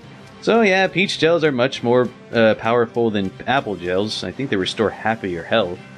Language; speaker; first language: English; native; English